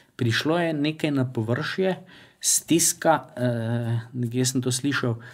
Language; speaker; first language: Slovenian; native; Slovenian